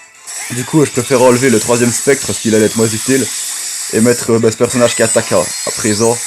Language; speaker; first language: French; native; French